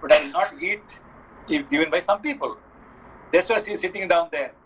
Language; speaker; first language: English; non-native, local second language; Nepali